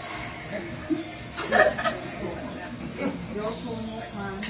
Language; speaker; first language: Spanish; non-native, learner; English